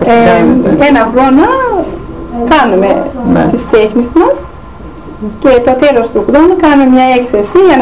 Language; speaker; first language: Greek; non-native, local second language; Turkish